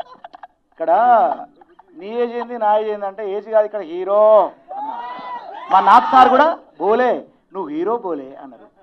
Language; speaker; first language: Telugu; native; Telugu